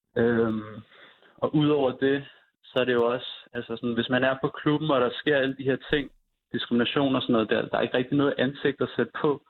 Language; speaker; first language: Danish; early bilingual, other home language; Punjabi